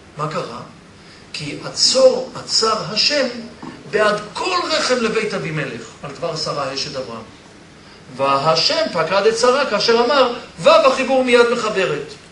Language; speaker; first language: Hebrew; early bilingual, other home language; Polish